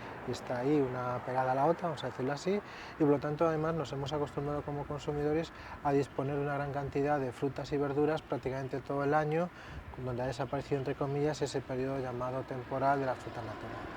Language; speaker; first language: Spanish; native; Spanish